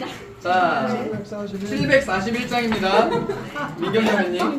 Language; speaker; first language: Korean; native; Korean